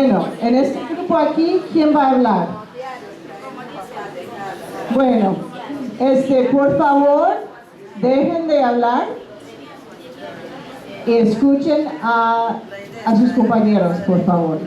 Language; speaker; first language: Spanish; non-native, fluent; English